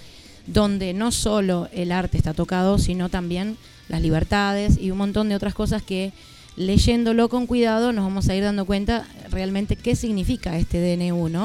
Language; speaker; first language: Spanish; native; Spanish